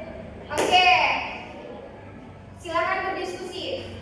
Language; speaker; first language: Indonesian; native; Indonesian